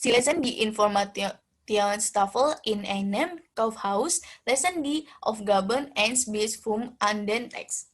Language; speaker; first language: German; non-native, learner; Indonesian